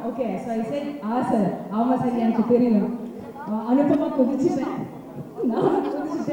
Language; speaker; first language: Tamil; non-native, learner; Malayalam